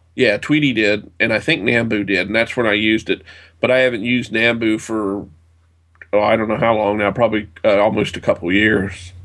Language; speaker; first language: English; native; English